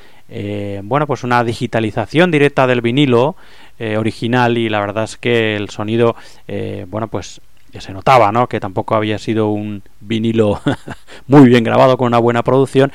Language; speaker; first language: Spanish; native; Spanish